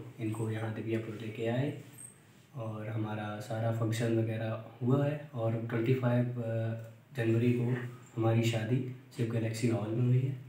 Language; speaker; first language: Hindi; native; Hindi